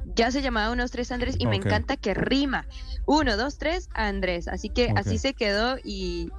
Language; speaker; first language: Spanish; early bilingual, heritage; Spanish